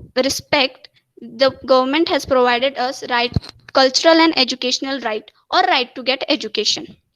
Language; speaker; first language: English; non-native, local second language; Marathi